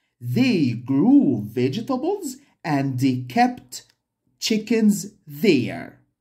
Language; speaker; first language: English; non-native, fluent; Arabic